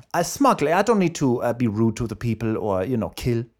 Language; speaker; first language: English; non-native, fluent; German